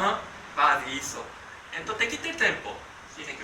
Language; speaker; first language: Portuguese; non-native, learner; Japanese